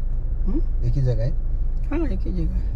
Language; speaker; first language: Hindi; native; Hindi